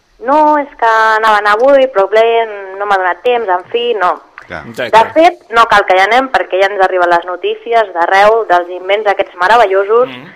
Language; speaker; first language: Catalan; native; Catalan